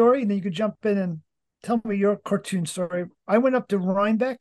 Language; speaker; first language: English; native; English